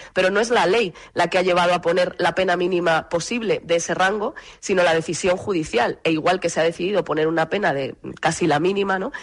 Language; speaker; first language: Spanish; native; Spanish